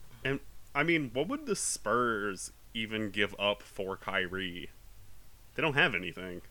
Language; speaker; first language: English; native; English